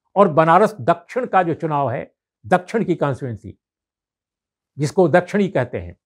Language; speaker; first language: Hindi; native; Hindi